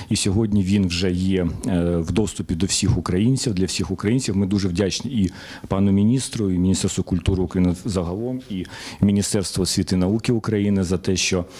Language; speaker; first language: Ukrainian; native; Ukrainian